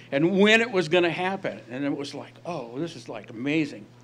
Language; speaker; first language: English; native; English